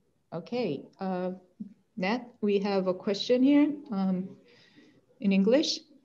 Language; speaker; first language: English; non-native, fluent; Korean